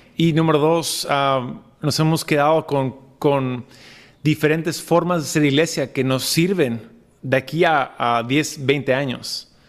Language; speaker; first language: Spanish; native; Spanish